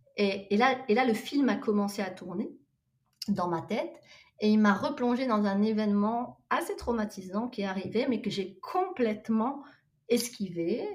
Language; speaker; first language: French; non-native, local second language; Arabic